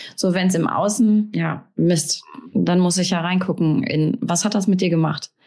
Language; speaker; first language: German; native; German